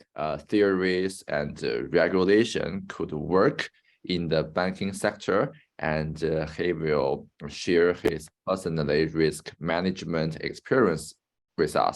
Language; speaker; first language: English; non-native, fluent; Chinese